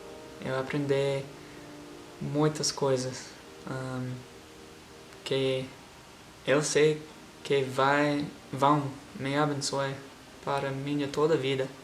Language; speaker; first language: Portuguese; non-native, learner; English